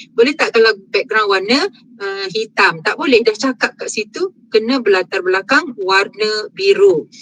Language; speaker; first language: Malay; native; Malay